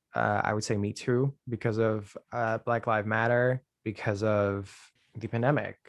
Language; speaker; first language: English; non-native, fluent; Dutch